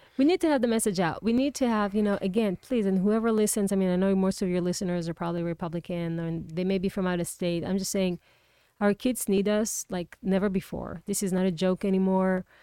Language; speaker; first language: English; non-native, fluent; Hebrew